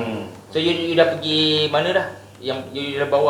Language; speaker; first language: Malay; native; Malay